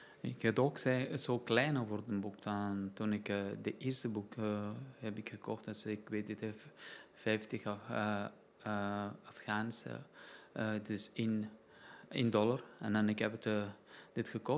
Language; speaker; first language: Dutch; non-native, learner; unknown